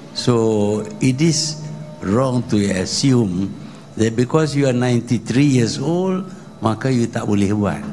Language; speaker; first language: English; non-native, local second language; Malay